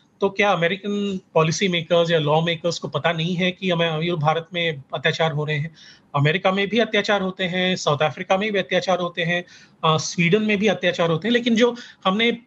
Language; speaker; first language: Hindi; native; Hindi